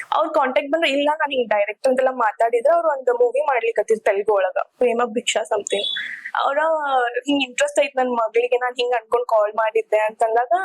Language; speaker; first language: Kannada; native; Kannada